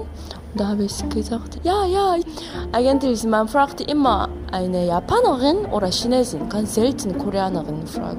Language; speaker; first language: German; non-native, learner; Korean